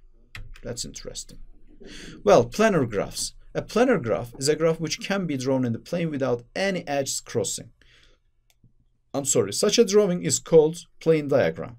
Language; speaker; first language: English; non-native, fluent; Turkish